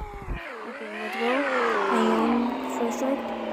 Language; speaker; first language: English; non-native, learner; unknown